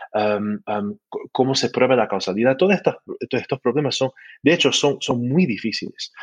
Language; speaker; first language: Spanish; non-native, fluent; English